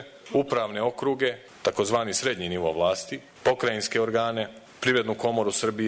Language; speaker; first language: Serbian; native; Serbian